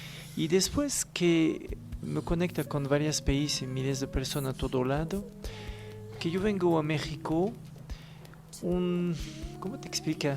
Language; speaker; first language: Spanish; non-native, learner; French